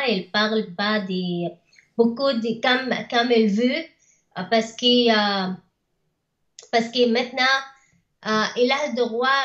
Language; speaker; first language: French; non-native, learner; Arabic